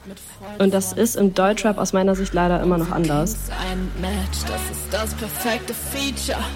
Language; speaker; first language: German; native; German